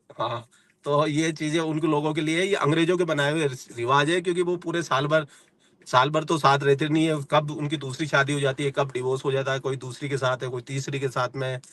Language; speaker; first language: Hindi; native; Hindi